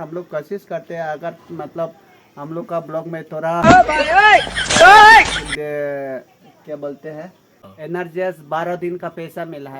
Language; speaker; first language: Hindi; non-native, local second language; Mizo